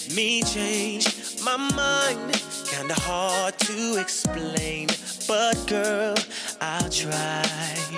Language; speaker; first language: Swedish; early bilingual, other home language; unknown